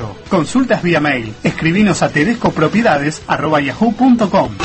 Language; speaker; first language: Spanish; native; Spanish